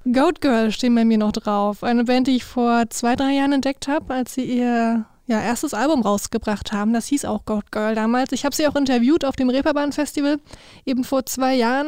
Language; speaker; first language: German; native; German